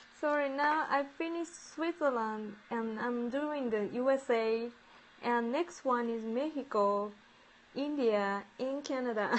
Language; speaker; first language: English; non-native, learner; Japanese